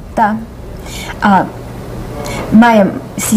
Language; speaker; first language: Russian; non-native, learner; English